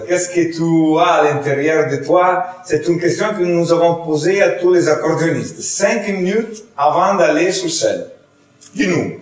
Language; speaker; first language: French; non-native, fluent; Italian